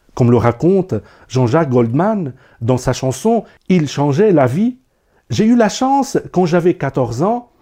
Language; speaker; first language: French; non-native, local second language; Arabic